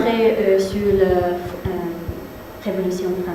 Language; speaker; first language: French; non-native, learner; Spanish